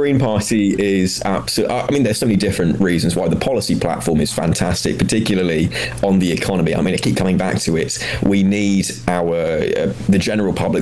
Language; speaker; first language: English; native; English